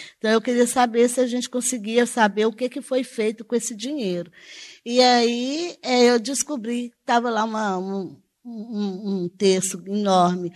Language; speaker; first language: Portuguese; native; Portuguese